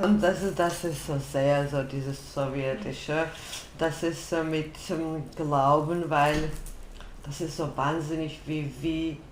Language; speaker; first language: German; non-native, fluent; Georgian